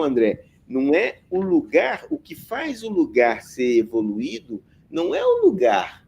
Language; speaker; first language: Portuguese; native; Portuguese